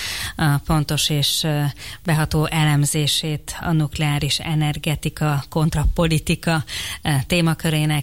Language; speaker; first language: Hungarian; native; Hungarian